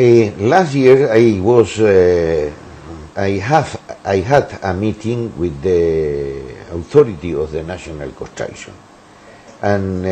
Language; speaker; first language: English; non-native, learner; Spanish